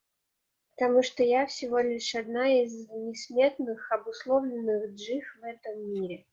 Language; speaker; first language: Russian; native; Russian